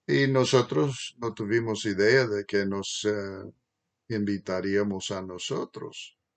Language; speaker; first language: Spanish; non-native, fluent; English